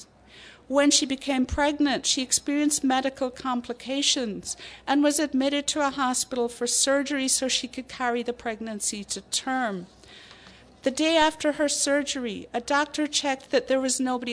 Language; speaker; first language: English; native; English